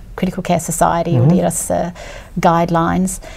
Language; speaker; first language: Swedish; non-native, fluent; English